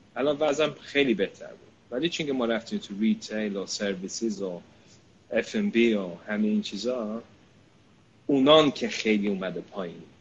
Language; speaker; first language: Persian; early bilingual, heritage; Persian